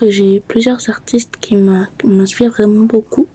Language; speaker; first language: French; native; French